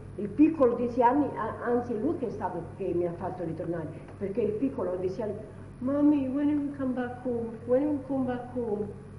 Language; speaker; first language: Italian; native; Italian